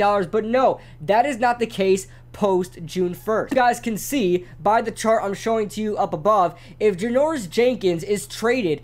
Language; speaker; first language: English; native; English